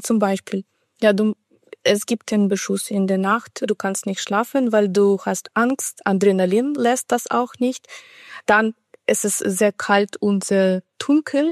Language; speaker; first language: German; non-native, fluent; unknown